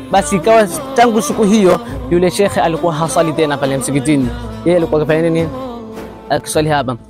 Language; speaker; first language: Swahili; native; Swahili